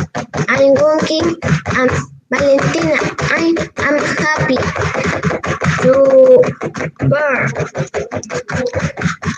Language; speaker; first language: English; non-native, learner; Spanish